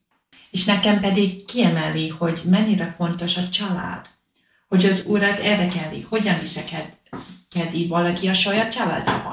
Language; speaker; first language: Hungarian; non-native, learner; English